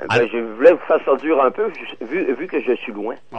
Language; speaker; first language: French; native; French